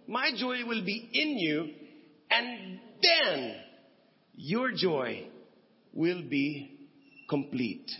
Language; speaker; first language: English; non-native, local second language; Filipino